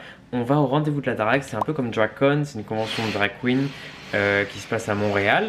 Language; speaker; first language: French; native; French